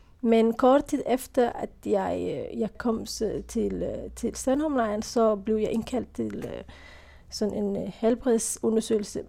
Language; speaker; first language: Danish; non-native, fluent; Somali